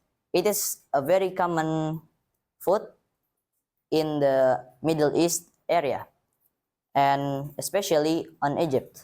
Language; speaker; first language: English; non-native, learner; Indonesian